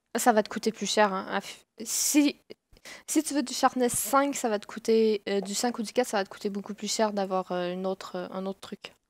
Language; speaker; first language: French; native; French